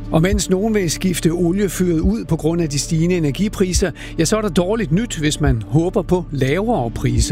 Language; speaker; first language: Danish; native; Danish